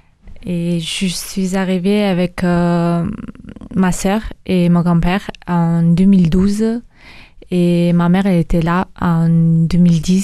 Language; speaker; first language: French; early bilingual, other home language; Mongolian